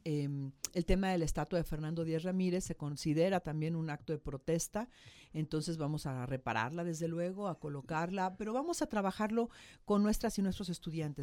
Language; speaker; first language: Spanish; native; Spanish